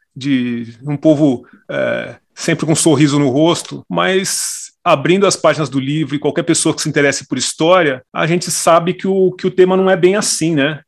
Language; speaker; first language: Portuguese; native; Portuguese